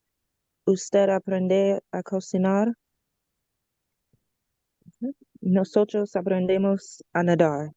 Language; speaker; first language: Spanish; non-native, learner; English